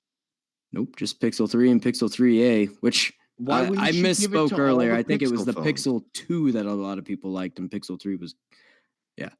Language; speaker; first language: English; native; English